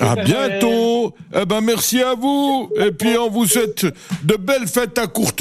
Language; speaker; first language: French; native; French